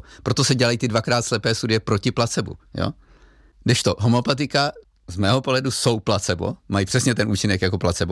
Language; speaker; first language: Czech; native; Czech